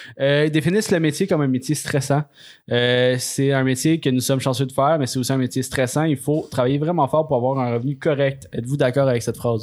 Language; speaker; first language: French; native; French